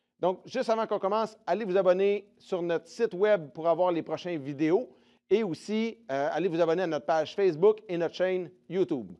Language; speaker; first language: French; native; French